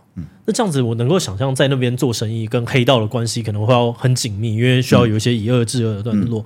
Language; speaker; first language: Chinese; native; Chinese